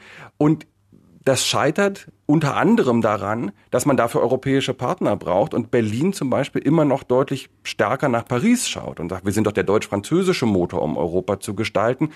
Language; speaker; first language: German; native; German